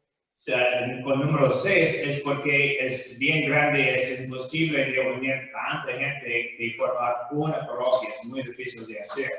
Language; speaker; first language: Spanish; non-native, fluent; English